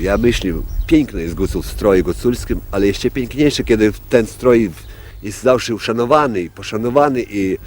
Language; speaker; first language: Polish; non-native, local second language; Ukrainian